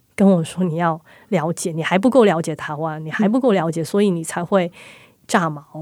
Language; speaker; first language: Chinese; non-native, local second language; Cantonese